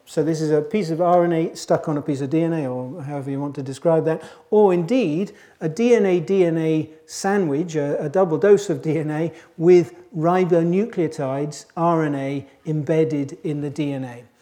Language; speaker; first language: English; native; English